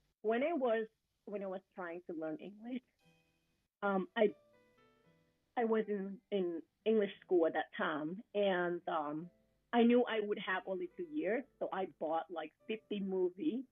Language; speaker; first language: English; non-native, fluent; Thai